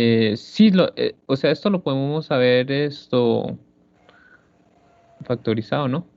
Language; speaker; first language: Spanish; native; Spanish